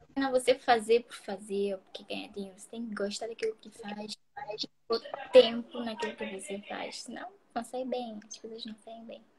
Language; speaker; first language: Portuguese; native; Portuguese